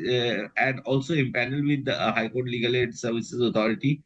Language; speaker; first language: English; non-native, local second language; Bangla